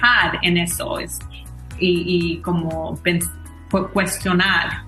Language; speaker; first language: Spanish; early bilingual, heritage; Spanish